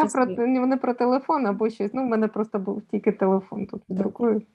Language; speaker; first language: Ukrainian; native; Ukrainian